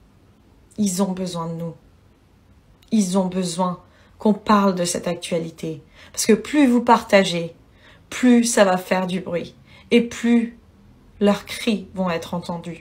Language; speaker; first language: French; early bilingual, other home language; Persian